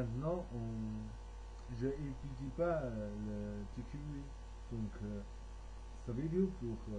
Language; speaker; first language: French; non-native, learner; Chinese